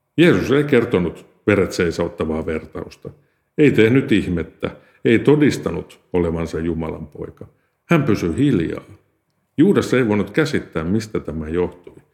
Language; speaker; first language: Finnish; native; Finnish